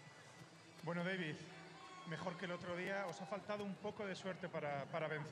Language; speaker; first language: Spanish; native; Spanish